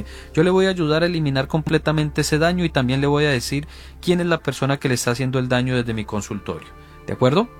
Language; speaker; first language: Spanish; native; Spanish